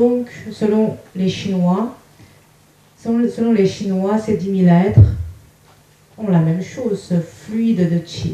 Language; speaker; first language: French; non-native, fluent; Chinese